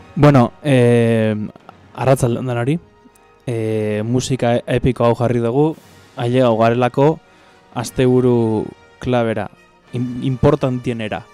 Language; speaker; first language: Basque; native; Basque